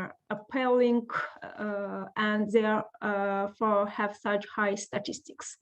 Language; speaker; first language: English; non-native, fluent; Azerbaijani